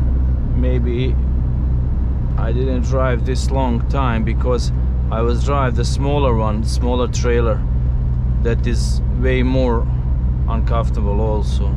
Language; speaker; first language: English; non-native, learner; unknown